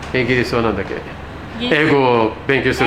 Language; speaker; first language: Japanese; non-native, learner; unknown